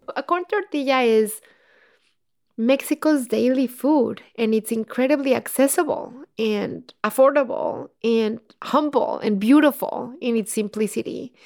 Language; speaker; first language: English; non-native, fluent; Spanish